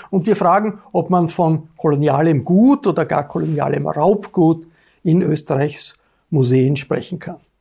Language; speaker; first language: German; native; German